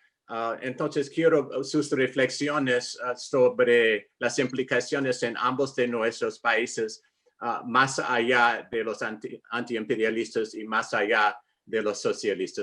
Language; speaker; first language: Spanish; non-native, fluent; English